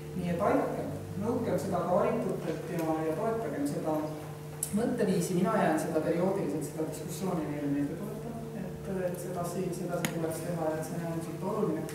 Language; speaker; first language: Estonian; native; Estonian